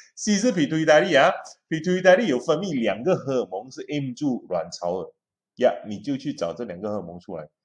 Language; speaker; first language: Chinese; native; Chinese